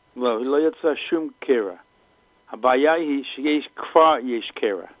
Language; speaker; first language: Hebrew; non-native, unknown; English